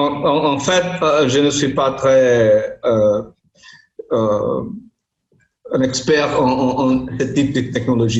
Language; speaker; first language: French; non-native, learner; Portuguese